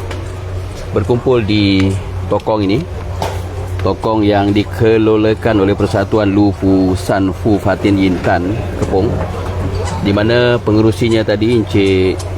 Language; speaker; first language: Malay; native; Malay